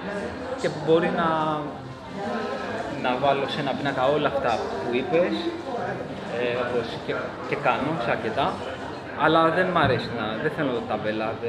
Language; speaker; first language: Greek; early bilingual, other home language; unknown